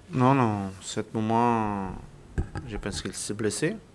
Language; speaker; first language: French; non-native, learner; Portuguese